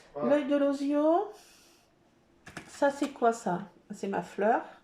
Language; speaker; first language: French; native; French